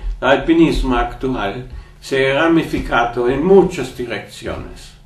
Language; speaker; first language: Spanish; non-native, learner; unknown